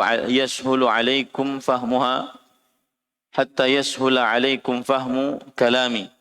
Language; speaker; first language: Arabic; non-native, fluent; Indonesian